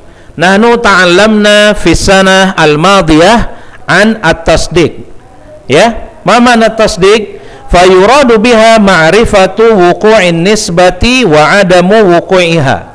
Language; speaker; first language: Arabic; non-native, fluent; Indonesian